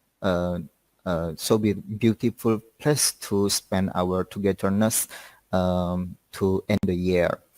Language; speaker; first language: English; non-native, learner; Indonesian